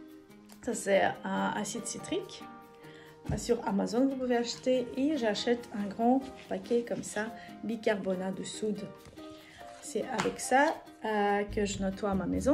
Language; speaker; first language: French; non-native, fluent; Russian